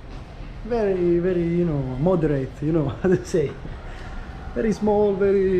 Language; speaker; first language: English; non-native, fluent; Italian